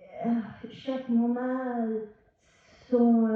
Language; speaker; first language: French; non-native, fluent; Portuguese